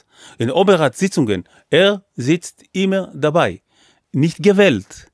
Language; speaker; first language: German; non-native, fluent; Hebrew